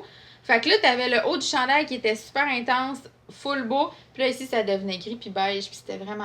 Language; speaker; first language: French; native; French